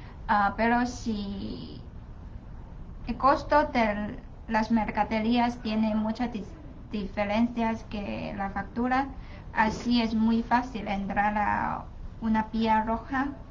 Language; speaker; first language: Spanish; non-native, learner; Chinese